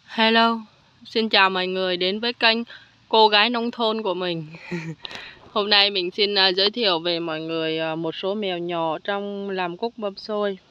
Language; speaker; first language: Vietnamese; native; Vietnamese